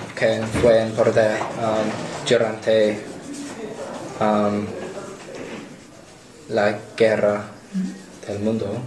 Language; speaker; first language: Spanish; non-native, learner; English